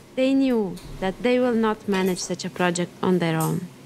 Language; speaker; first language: English; non-native, fluent; Romanian